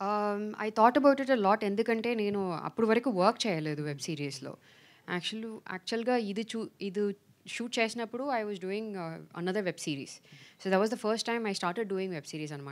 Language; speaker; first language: Telugu; non-native, fluent; Tamil